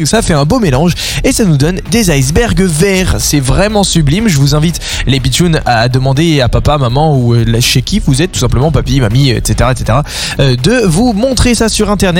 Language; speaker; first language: French; native; French